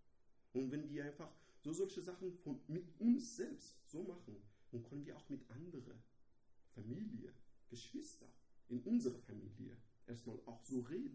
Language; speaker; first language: German; non-native, learner; Persian